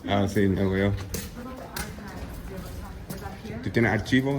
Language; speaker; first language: Spanish; non-native, learner; English